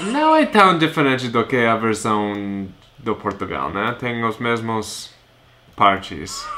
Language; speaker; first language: Portuguese; non-native, fluent; English